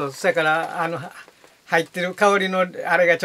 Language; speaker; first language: Japanese; native; Japanese